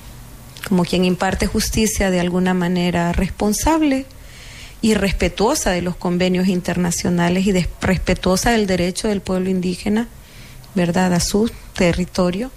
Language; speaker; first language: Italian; non-native, learner; Spanish